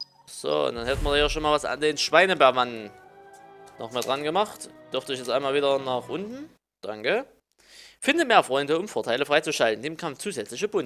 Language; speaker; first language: German; native; German